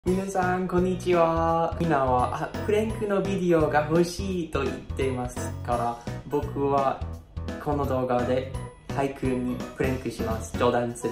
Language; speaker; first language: Japanese; non-native, learner; English